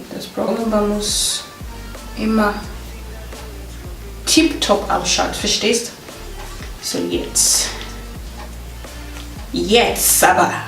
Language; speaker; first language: German; non-native, fluent; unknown